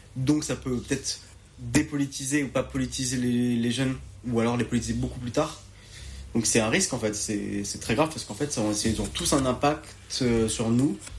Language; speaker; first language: French; native; French